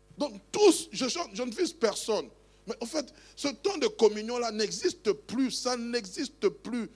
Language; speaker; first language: French; non-native, local second language; Luba-Lulua